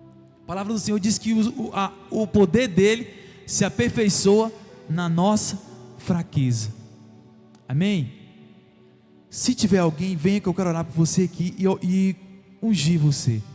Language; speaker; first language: Portuguese; native; Portuguese